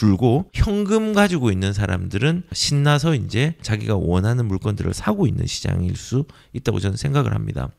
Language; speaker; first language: Korean; native; Korean